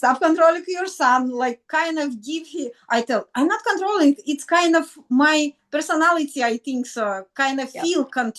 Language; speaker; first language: English; non-native, learner; Russian